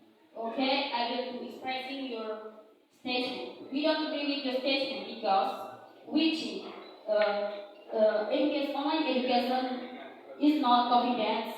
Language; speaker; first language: English; non-native, learner; Indonesian